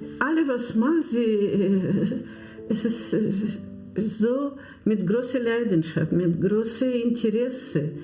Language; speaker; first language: German; non-native, learner; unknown